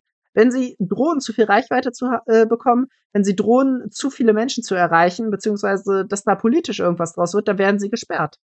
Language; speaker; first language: German; native; German